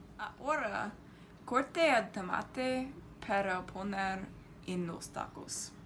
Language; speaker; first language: Spanish; non-native, learner; English